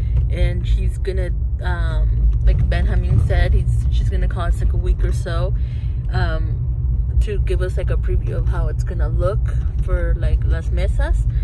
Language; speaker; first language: English; early bilingual, other home language; Spanish